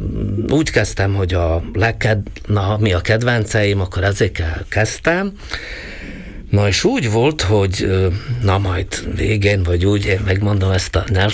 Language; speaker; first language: Hungarian; non-native, local second language; Slovak